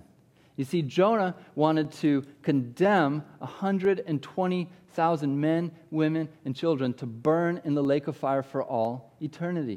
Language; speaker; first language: English; native; English